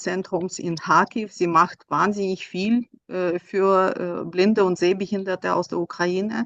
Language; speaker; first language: German; non-native, fluent; Russian